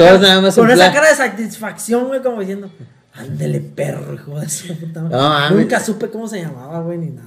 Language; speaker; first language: Spanish; native; Spanish